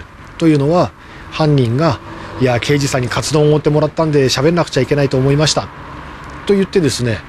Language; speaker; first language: Japanese; native; Japanese